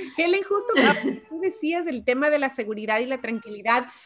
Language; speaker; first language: Spanish; native; Spanish